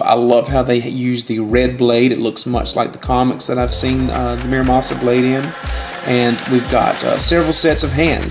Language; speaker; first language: English; native; English